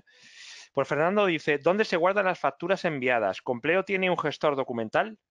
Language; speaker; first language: Spanish; native; Spanish